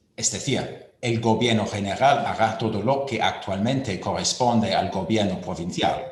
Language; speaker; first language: Spanish; non-native, fluent; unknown